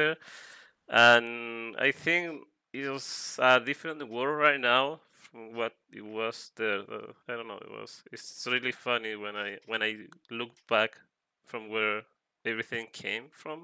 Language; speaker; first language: English; non-native, fluent; Spanish